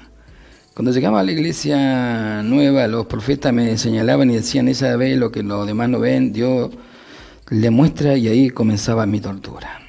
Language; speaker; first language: Spanish; native; Spanish